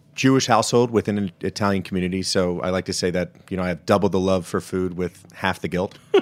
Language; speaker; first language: English; native; English